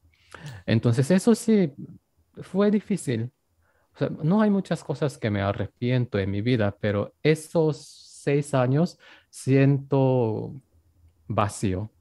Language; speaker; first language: Spanish; non-native, fluent; Japanese